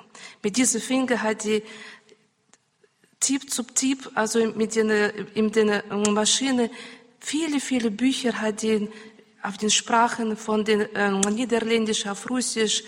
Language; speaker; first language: German; non-native, learner; Russian